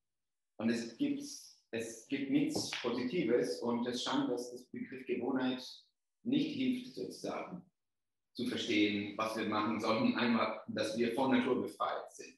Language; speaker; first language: German; non-native, fluent; Italian